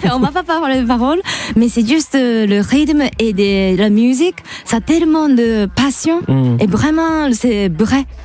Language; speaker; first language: French; non-native, fluent; Japanese